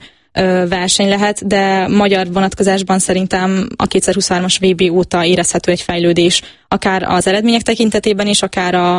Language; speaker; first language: Hungarian; native; Hungarian